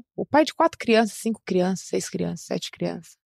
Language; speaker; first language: Portuguese; native; Portuguese